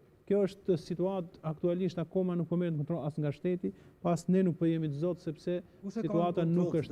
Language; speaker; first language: Albanian; native; Albanian